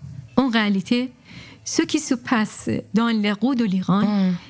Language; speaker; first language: French; non-native, fluent; Persian